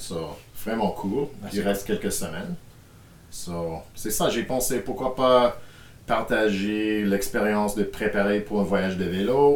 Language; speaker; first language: French; non-native, fluent; English